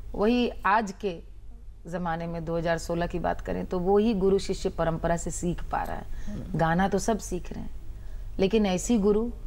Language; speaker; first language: Hindi; native; Hindi